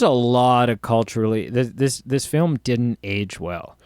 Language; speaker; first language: English; native; English